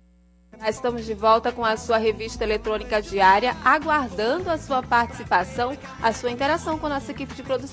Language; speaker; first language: Portuguese; native; Portuguese